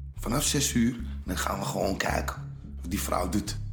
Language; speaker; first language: Dutch; early bilingual, other home language; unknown